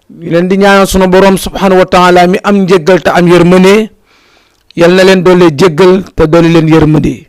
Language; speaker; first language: Wolof; native; Wolof